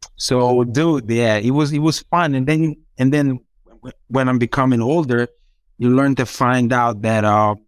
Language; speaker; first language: English; non-native, fluent; Croatian